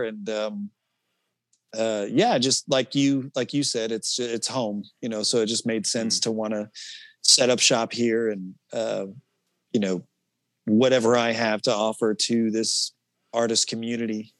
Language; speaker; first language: English; native; English